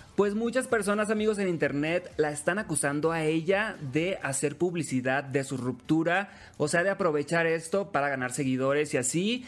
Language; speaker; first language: Spanish; native; Spanish